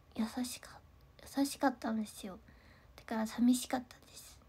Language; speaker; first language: Japanese; native; Japanese